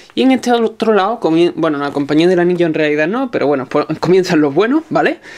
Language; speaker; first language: Spanish; native; Spanish